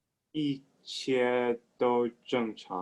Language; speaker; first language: Chinese; non-native, learner; English